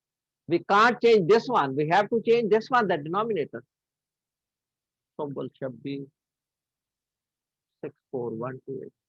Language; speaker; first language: English; non-native, local second language; Hindi